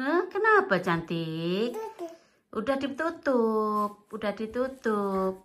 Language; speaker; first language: Indonesian; native; Indonesian